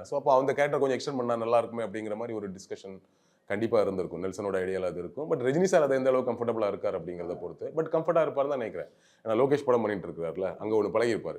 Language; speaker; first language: Tamil; native; Tamil